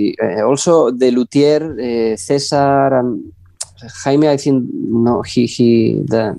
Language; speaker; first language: English; non-native, learner; Spanish